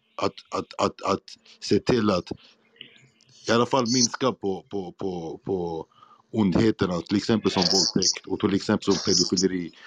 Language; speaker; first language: Swedish; non-native, fluent; Arabic